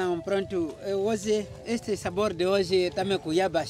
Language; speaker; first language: Portuguese; native; Portuguese